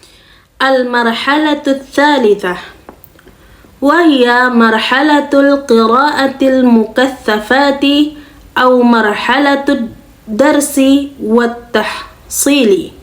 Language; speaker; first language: Arabic; non-native, learner; Indonesian